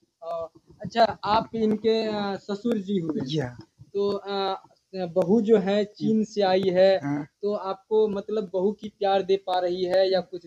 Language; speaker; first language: Hindi; native; Hindi